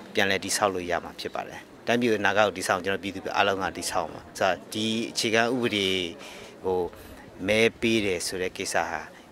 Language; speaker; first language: Burmese; native; Burmese